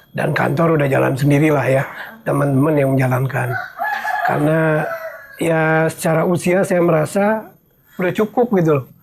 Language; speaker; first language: Indonesian; native; Indonesian